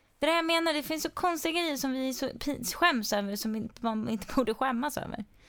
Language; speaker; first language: Swedish; native; Swedish